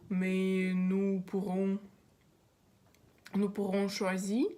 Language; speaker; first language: French; non-native, learner; Russian